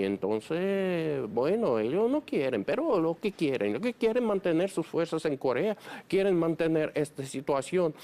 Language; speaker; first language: Spanish; non-native, fluent; Russian